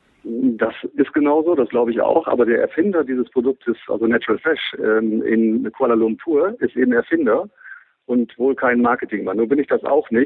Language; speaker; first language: German; native; German